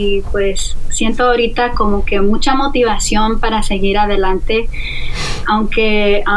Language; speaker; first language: Spanish; native; Spanish